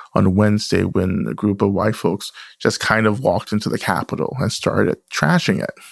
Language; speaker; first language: English; native; English